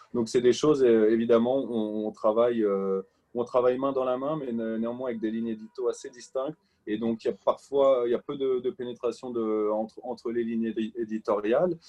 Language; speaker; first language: French; native; French